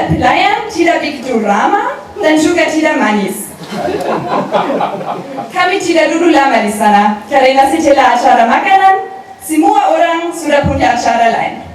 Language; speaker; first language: Indonesian; non-native, learner; German